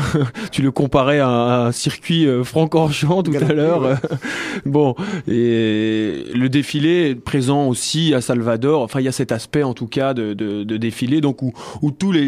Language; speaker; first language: French; native; French